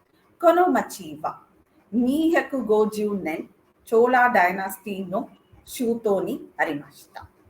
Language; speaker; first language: Japanese; non-native, learner; Tamil